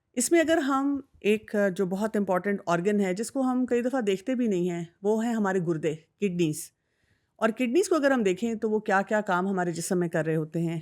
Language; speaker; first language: Urdu; native; Urdu